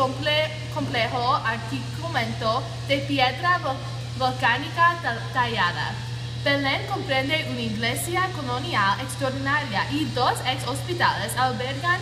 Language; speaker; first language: Spanish; non-native, learner; English